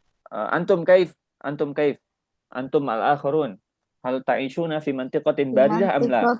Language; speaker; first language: Arabic; non-native, fluent; Indonesian